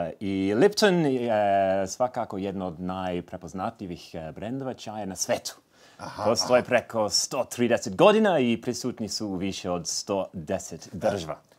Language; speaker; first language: Serbian; non-native, fluent; English